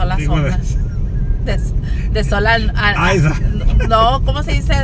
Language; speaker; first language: Spanish; native; Spanish